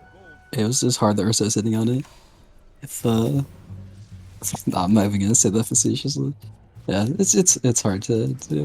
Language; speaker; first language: English; native; English